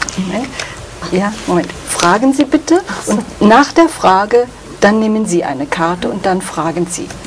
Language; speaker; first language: German; native; German